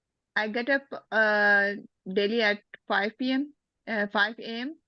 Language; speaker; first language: English; non-native, learner; Urdu